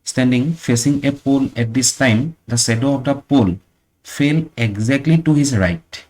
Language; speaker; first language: English; non-native, local second language; Assamese